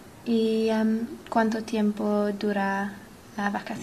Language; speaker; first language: Spanish; non-native, learner; English